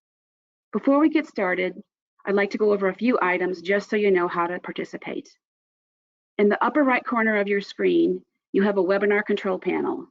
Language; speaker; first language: English; native; English